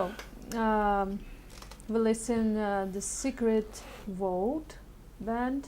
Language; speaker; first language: English; non-native, learner; Russian